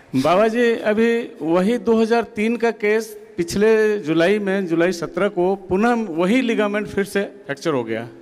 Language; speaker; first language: Hindi; non-native, local second language; Odia